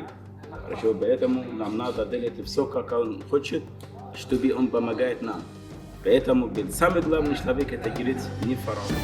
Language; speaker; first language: Russian; non-native, learner; Arabic